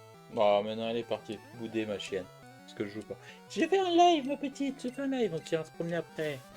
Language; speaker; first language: French; native; French